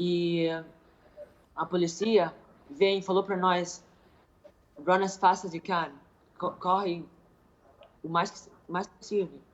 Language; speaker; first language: Portuguese; early bilingual, heritage; Arabic